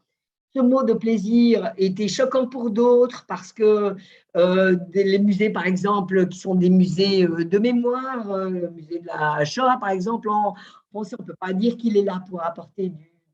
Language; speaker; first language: French; native; French